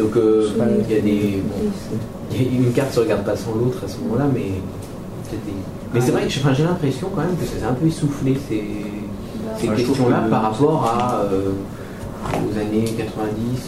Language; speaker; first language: French; native; French